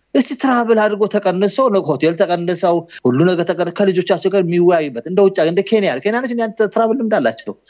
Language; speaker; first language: Amharic; native; Amharic